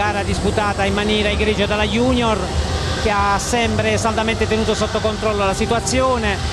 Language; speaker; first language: Italian; native; Italian